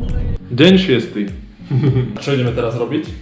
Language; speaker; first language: Slovak; native; Slovak